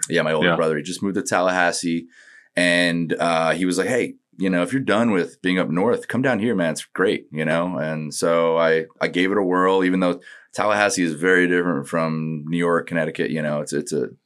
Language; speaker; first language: English; native; English